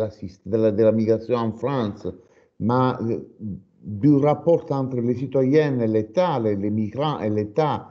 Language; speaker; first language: French; non-native, fluent; Italian